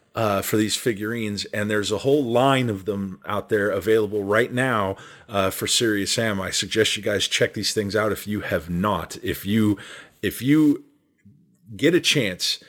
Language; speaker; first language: English; native; English